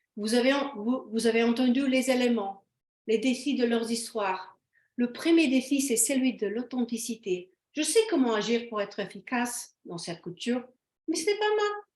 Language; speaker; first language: French; non-native, fluent; Slovenian